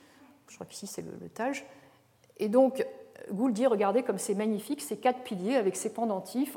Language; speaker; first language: French; native; French